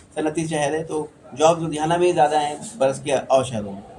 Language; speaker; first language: Hindi; non-native, local second language; Punjabi